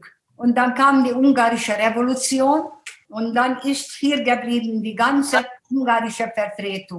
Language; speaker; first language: German; non-native, fluent; Hungarian